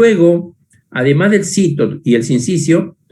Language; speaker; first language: Spanish; native; Spanish